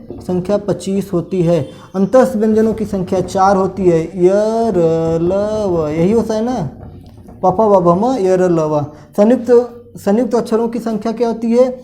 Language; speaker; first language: Hindi; native; Hindi